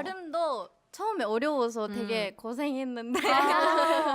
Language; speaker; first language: Korean; non-native, fluent; Japanese